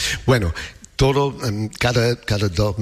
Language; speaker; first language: Spanish; non-native, learner; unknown